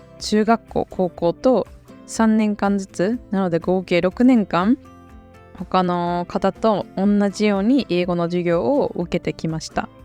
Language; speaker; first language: Japanese; native; Japanese